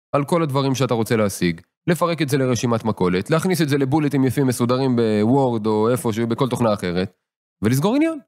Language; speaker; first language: Hebrew; native; Hebrew